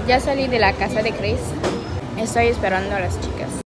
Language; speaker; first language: Spanish; non-native, learner; French